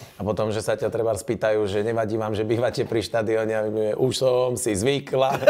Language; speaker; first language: Slovak; native; Slovak